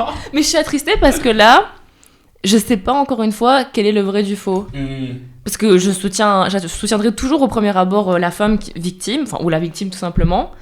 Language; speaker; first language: French; native; French